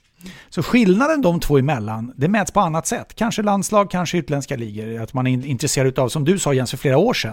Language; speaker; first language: Swedish; native; Swedish